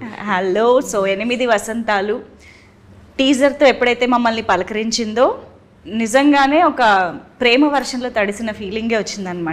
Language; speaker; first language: Telugu; native; Telugu